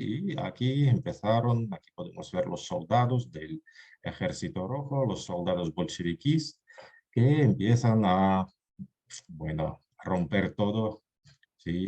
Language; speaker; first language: Spanish; non-native, fluent; Russian